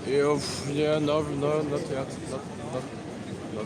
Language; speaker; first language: English; non-native, learner; French